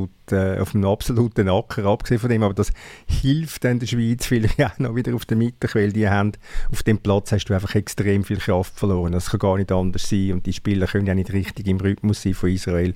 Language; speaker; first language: German; native; German